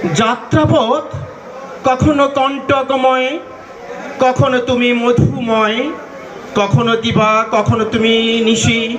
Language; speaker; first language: Bangla; native; Bangla